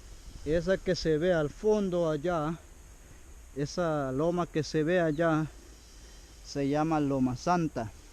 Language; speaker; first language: Spanish; non-native, local second language; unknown